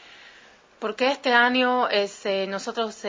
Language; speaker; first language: Spanish; early bilingual, heritage; Spanish